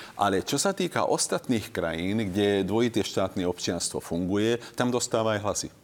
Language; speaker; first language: Slovak; non-native, local second language; Hungarian